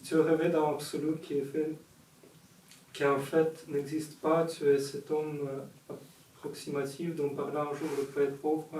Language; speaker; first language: French; non-native, learner; Russian